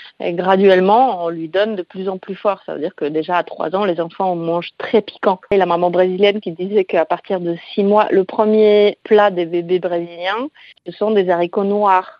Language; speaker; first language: French; non-native, fluent; Polish